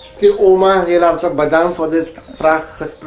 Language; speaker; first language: Dutch; non-native, local second language; Caribbean Hindustani